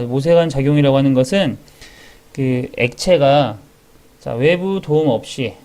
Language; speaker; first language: Korean; native; Korean